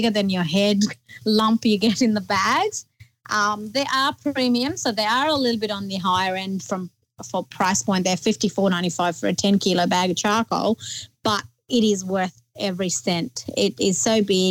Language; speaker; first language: English; non-native, local second language; Nepali